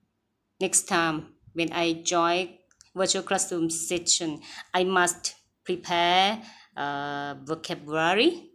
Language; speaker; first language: English; non-native, learner; Thai